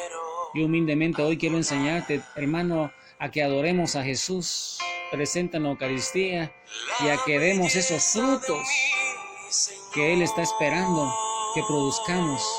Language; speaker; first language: Spanish; native; Spanish